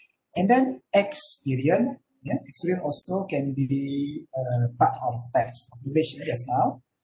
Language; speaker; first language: English; non-native, local second language; Malay